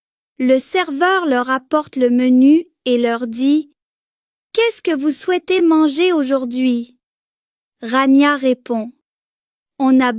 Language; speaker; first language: French; non-native, local second language; Arabic